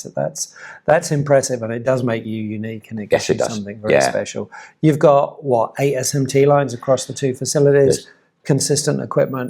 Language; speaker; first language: English; native; English